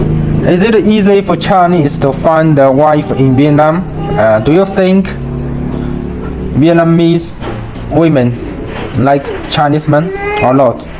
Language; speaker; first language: English; non-native, fluent; Chinese